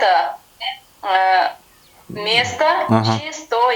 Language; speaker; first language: Russian; non-native, learner; Kyrgyz